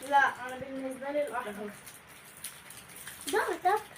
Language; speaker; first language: Arabic; native; Arabic